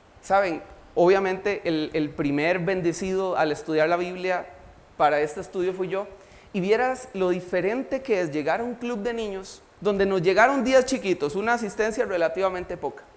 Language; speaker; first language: Spanish; native; Spanish